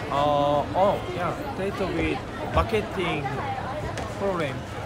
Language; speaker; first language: Japanese; non-native, learner; Korean